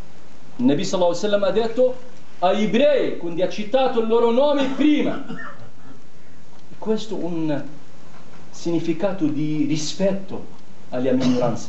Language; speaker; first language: Italian; non-native, fluent; Arabic